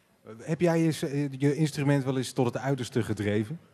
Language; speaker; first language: Dutch; native; Dutch